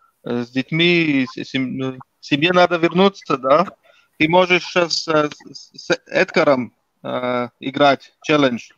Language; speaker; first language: Russian; non-native, local second language; Latvian